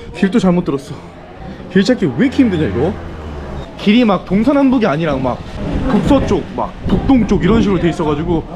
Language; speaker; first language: Korean; native; Korean